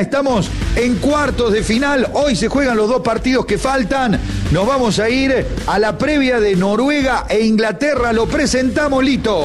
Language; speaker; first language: Spanish; native; Spanish